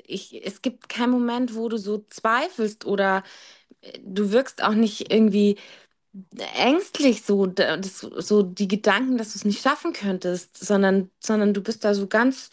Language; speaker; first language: German; native; German